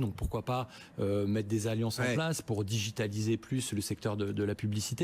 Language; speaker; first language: French; native; French